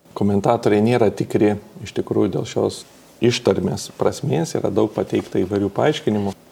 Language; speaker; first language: Lithuanian; native; Lithuanian